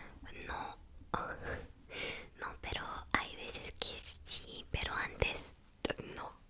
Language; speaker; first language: Spanish; non-native, learner; Korean